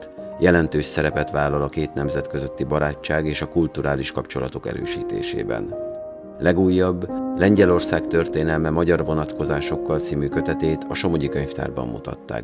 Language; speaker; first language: Hungarian; native; Hungarian